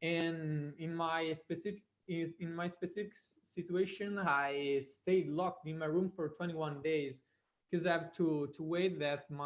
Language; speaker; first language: English; non-native, fluent; Italian